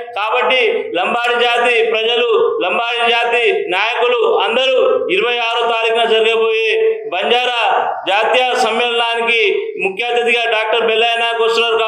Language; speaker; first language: Telugu; non-native, local second language; Lambadi